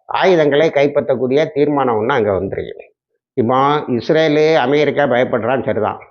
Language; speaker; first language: Tamil; native; Tamil